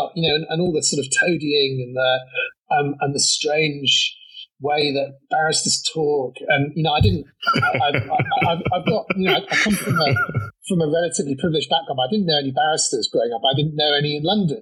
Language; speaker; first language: English; native; English